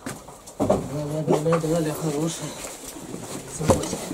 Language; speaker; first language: Russian; native; Russian